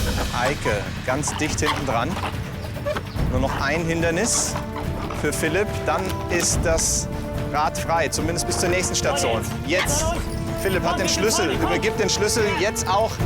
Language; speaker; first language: German; native; German